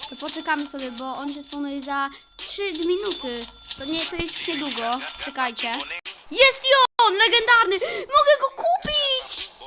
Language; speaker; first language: Polish; native; Polish